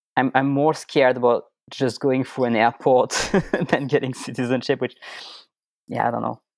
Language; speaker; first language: English; non-native, fluent; French